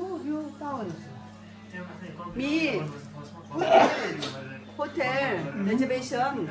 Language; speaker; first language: English; non-native, learner; Korean